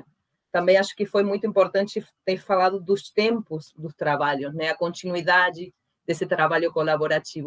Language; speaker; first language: Portuguese; non-native, fluent; Spanish